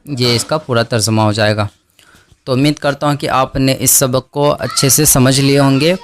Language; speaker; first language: Urdu; native; Urdu